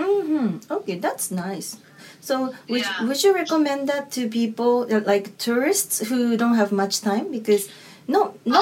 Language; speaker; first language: English; non-native, fluent; Japanese